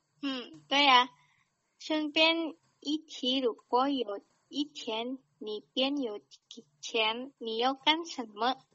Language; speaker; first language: Chinese; non-native, learner; Indonesian